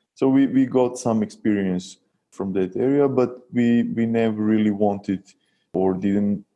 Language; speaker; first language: English; non-native, fluent; Serbian